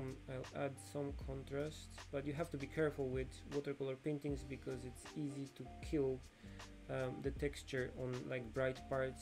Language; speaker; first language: English; non-native, fluent; Polish